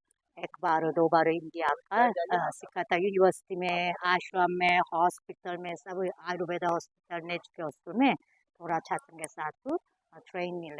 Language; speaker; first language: Hindi; non-native, learner; Korean